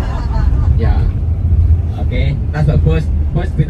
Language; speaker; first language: English; non-native, learner; Vietnamese